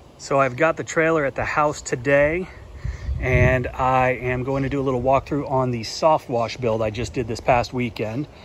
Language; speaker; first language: English; native; English